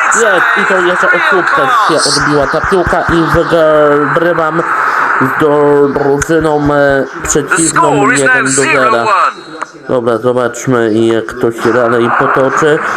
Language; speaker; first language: Polish; native; Polish